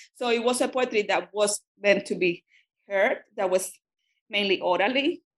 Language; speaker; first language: English; non-native, fluent; Spanish